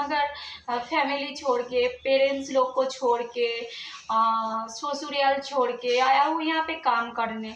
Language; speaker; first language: Hindi; non-native, local second language; Bangla